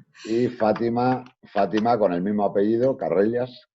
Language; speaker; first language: Spanish; native; Spanish